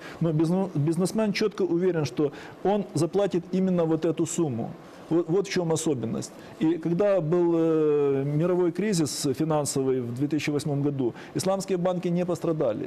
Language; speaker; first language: Russian; native; Russian